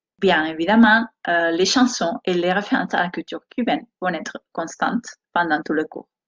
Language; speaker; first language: French; non-native, fluent; Spanish